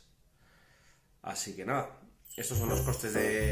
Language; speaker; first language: Spanish; native; Spanish